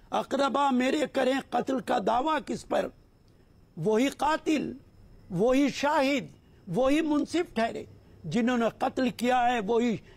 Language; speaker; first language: Hindi; native; Hindi